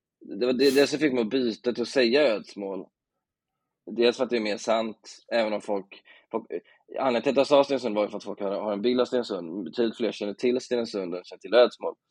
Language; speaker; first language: Swedish; native; Swedish